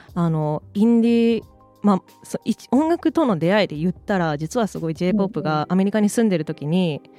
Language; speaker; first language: Japanese; early bilingual, heritage; English